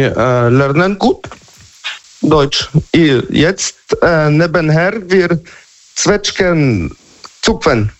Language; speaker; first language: German; non-native, learner; Polish